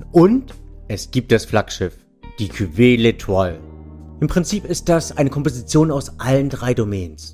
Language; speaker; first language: German; native; German